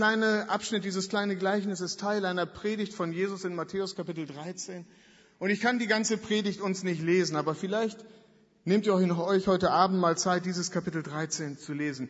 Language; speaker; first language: German; native; German